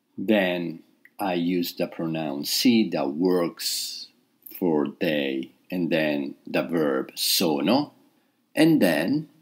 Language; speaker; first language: English; non-native, fluent; Italian